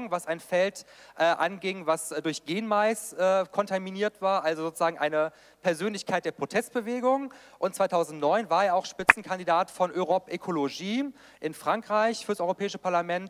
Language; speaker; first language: German; native; German